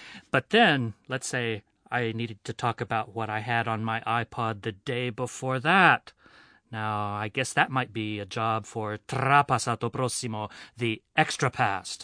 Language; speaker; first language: English; native; English